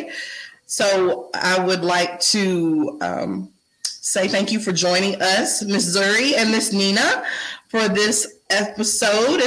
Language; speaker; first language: English; native; English